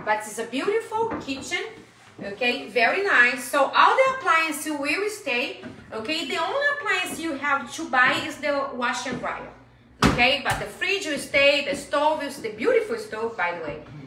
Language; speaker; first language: English; non-native, fluent; Portuguese